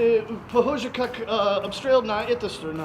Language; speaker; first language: Russian; non-native, learner; English